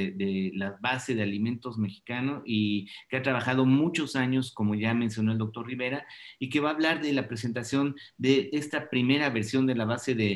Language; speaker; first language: Spanish; native; Spanish